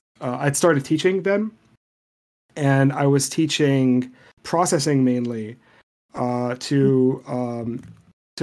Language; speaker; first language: English; non-native, fluent; Arabic